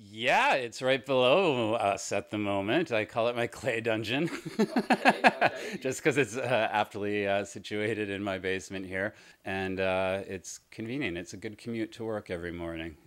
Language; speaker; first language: English; native; English